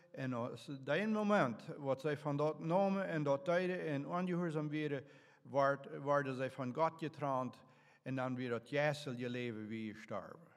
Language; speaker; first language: German; native; German